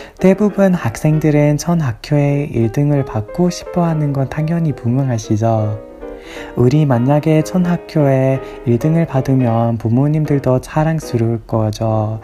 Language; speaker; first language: Korean; non-native, learner; English